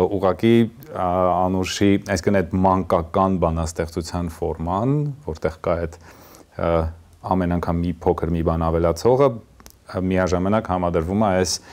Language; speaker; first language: Armenian; native; Armenian